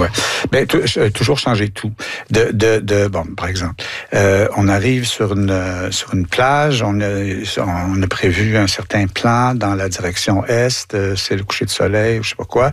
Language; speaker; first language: French; native; French